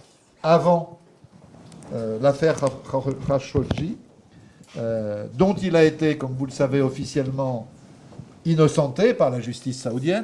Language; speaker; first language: French; native; French